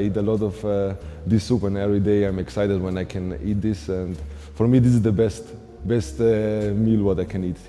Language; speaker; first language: English; non-native, fluent; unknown